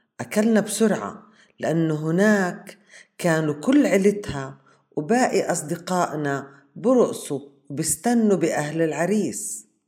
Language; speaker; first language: Arabic; native; Arabic